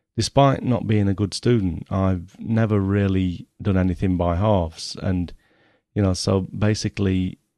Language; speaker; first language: English; native; English